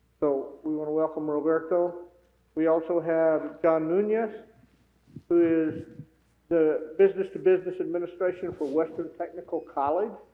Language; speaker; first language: English; native; English